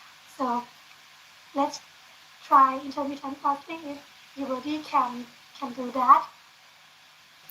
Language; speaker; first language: English; non-native, learner; Thai